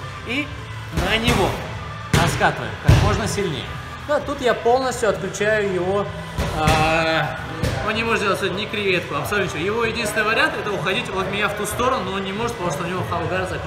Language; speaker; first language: Russian; native; Russian